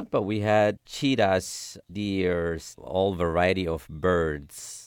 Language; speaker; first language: English; non-native, fluent; Sidamo